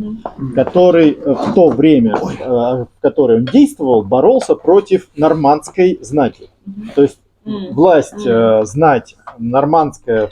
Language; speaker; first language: Russian; native; Russian